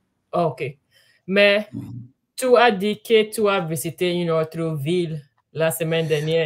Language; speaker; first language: French; non-native, learner; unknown